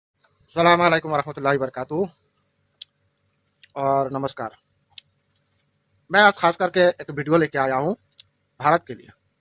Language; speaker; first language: Hindi; non-native, local second language; Bangla